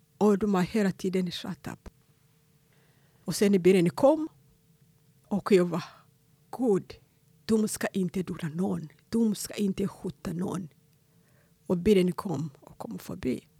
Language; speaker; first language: Swedish; non-native, fluent; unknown